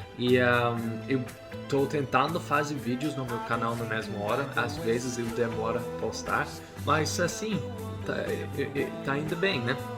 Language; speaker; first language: Portuguese; non-native, learner; English